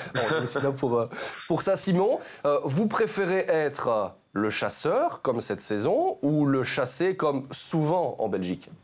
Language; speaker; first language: French; native; French